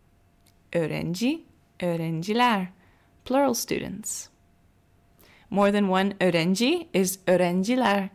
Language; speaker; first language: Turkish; non-native, learner; English